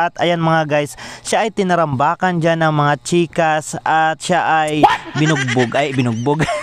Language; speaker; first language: Filipino; non-native, local second language; Waray